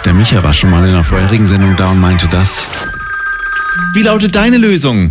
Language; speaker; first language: German; native; German